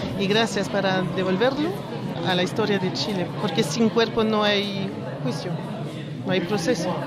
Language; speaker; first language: Spanish; early bilingual, heritage; French